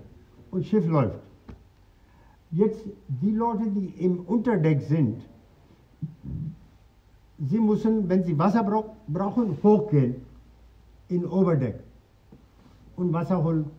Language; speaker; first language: German; non-native, fluent; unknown